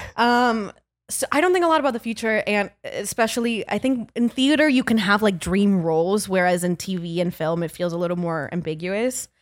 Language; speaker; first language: English; early bilingual, other home language; Spanish